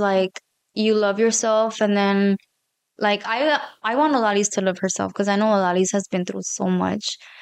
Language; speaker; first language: English; early bilingual, other home language; Spanish